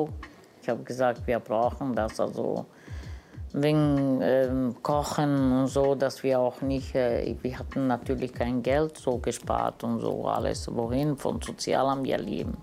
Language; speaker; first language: German; non-native, learner; Romany